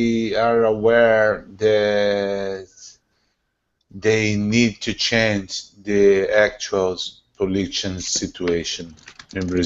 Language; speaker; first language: English; non-native, learner; Portuguese